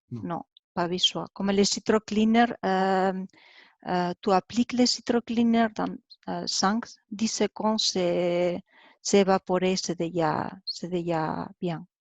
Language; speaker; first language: French; non-native, learner; Spanish